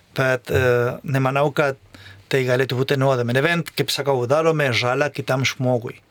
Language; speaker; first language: Lithuanian; non-native, fluent; Spanish